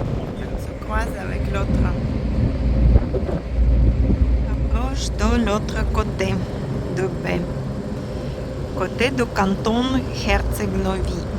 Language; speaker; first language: French; non-native, fluent; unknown